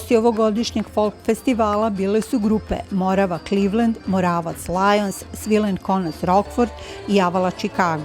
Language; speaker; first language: Serbian; native; Serbian